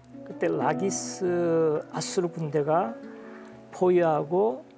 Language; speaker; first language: Korean; native; Korean